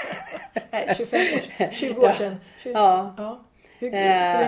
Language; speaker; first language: Swedish; native; Swedish